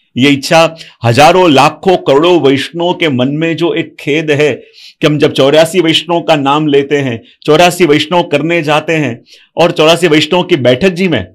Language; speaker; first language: Hindi; non-native, local second language; Gujarati